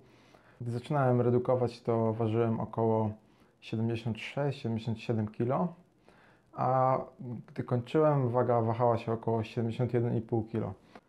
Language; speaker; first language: Polish; native; Polish